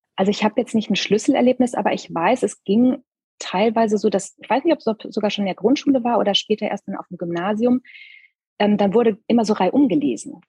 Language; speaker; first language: German; native; German